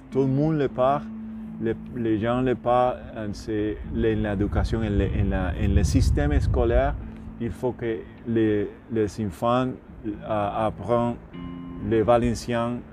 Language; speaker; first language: French; non-native, learner; Spanish